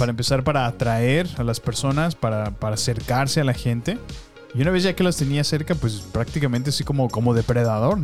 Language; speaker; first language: Spanish; native; Spanish